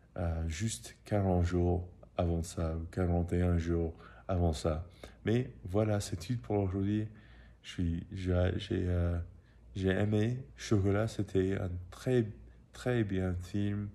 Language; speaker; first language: French; non-native, learner; English